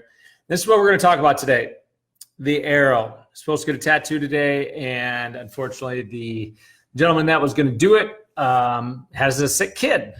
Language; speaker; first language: English; native; English